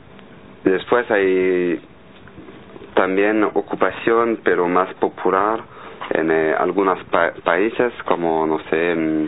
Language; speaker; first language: Spanish; non-native, fluent; French